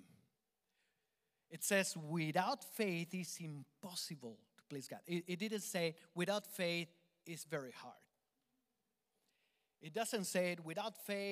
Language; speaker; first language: English; non-native, fluent; Spanish